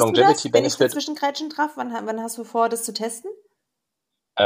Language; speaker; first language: German; native; German